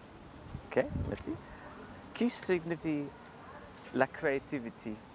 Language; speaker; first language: French; non-native, learner; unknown